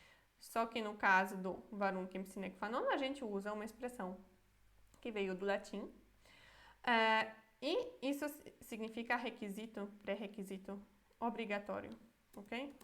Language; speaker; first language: Portuguese; non-native, fluent; Polish